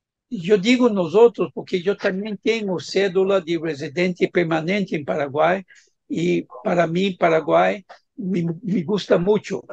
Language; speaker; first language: Spanish; non-native, fluent; Portuguese